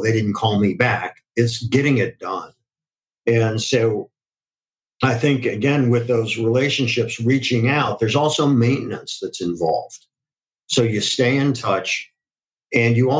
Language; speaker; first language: English; native; English